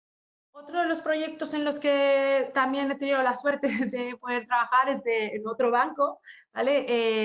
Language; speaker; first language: Spanish; native; Spanish